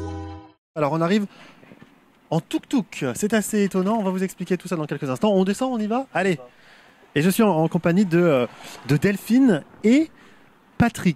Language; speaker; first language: French; native; French